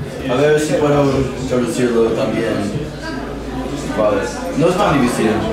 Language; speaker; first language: Spanish; non-native, learner; English